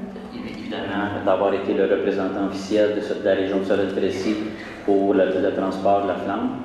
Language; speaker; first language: French; native; French